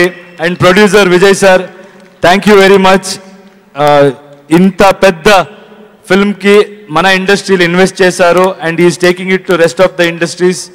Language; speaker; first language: Telugu; non-native, learner; Kannada